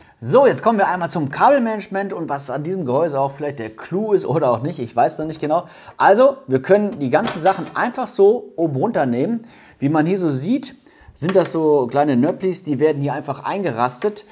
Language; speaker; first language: German; native; German